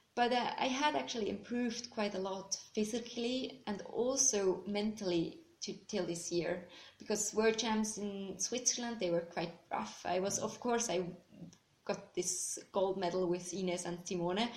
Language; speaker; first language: English; non-native, fluent; Swiss German